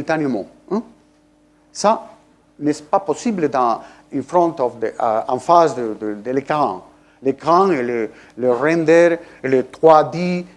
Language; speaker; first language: French; non-native, fluent; Spanish